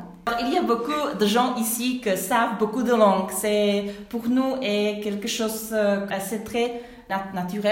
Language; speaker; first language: French; non-native, fluent; Czech